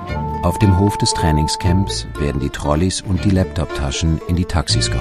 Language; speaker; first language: German; native; German